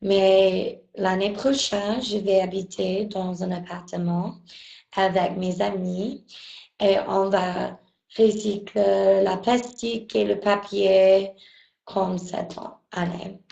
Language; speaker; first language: French; non-native, learner; English